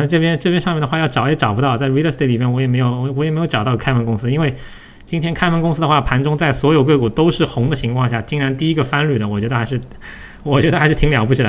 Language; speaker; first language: Chinese; native; Chinese